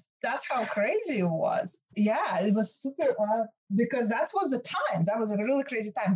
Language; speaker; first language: English; non-native, fluent; Russian